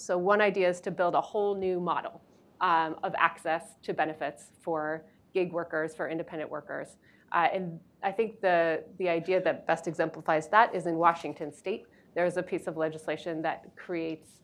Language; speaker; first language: English; native; English